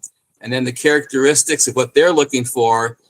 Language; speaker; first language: English; native; English